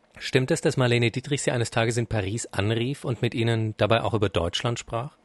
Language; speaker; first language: German; native; German